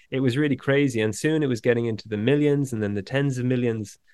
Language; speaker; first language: English; native; English